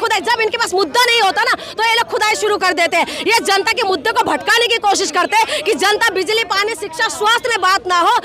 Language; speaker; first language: Hindi; non-native, local second language; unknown